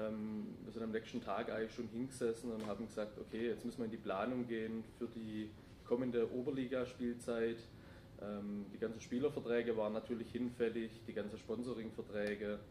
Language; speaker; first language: German; native; German